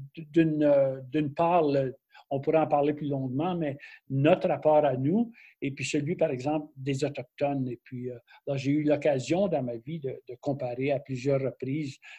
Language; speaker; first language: French; native; French